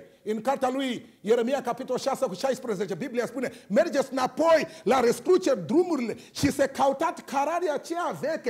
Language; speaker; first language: Romanian; non-native, learner; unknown